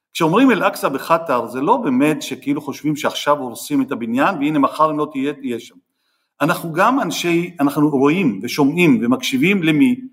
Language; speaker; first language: Hebrew; native; Hebrew